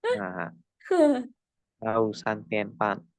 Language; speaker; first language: Chinese; non-native, learner; Indonesian